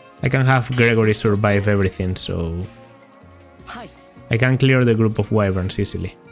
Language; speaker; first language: English; non-native, fluent; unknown